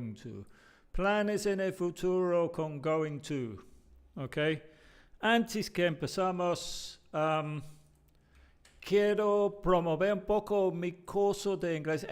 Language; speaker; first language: Spanish; non-native, fluent; English